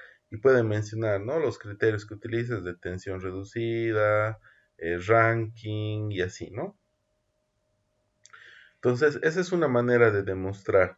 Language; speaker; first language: Spanish; native; Spanish